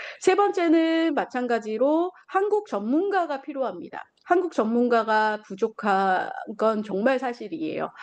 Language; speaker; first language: Korean; native; Korean